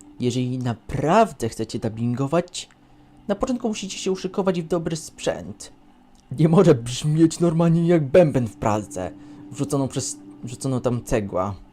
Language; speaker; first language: Polish; native; Polish